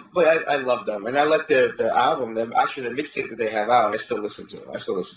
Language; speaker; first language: English; native; English